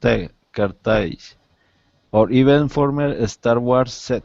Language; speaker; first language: English; non-native, learner; Spanish